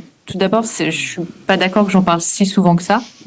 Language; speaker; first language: French; native; French